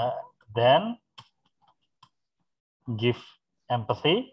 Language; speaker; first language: English; non-native, fluent; Indonesian